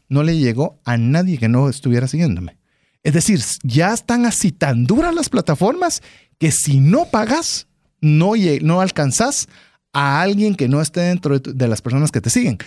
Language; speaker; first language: Spanish; native; Spanish